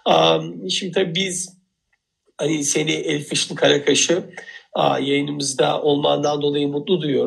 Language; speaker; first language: Turkish; native; Turkish